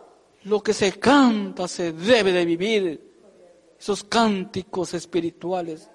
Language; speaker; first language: Spanish; native; Spanish